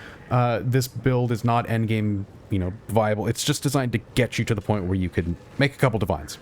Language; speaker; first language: English; native; English